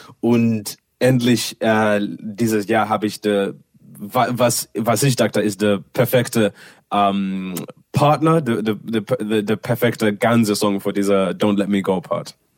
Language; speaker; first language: German; non-native, learner; English